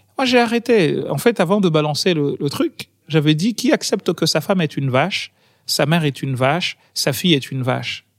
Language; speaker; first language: French; non-native, local second language; Ngazidja Comorian